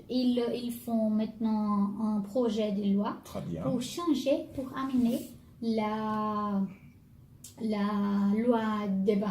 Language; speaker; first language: French; non-native, learner; Portuguese